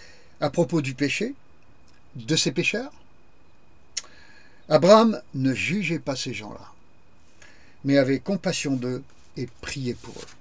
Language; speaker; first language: French; native; French